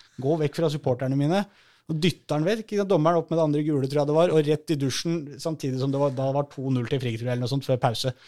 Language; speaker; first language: Norwegian; native; Norwegian